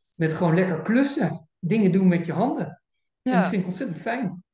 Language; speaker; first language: Dutch; native; Dutch